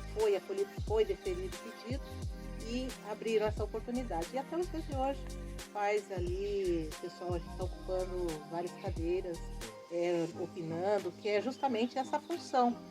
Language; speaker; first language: Portuguese; native; Portuguese